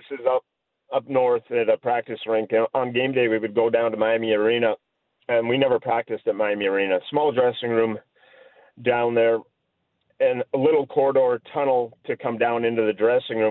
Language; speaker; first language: English; native; English